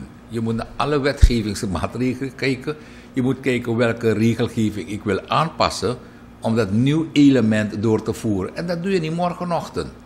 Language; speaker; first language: Dutch; native; Dutch